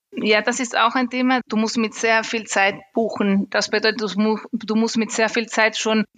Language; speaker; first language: German; non-native, fluent; Spanish